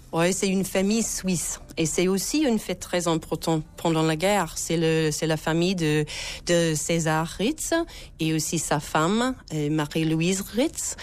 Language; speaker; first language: French; non-native, learner; English